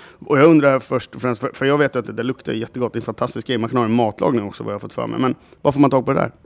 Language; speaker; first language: Swedish; native; Swedish